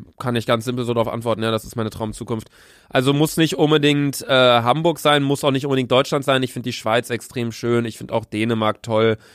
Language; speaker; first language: German; native; German